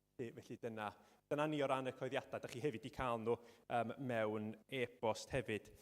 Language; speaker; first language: Welsh; native; Welsh